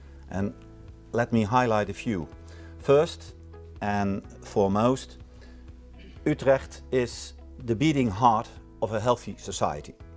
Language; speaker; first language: English; non-native, fluent; Dutch